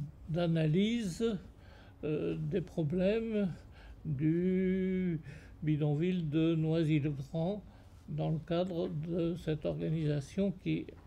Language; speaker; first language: French; native; French